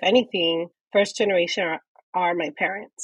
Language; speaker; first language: English; native; English